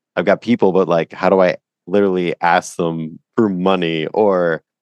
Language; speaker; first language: English; native; English